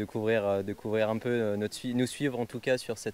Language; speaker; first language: French; native; French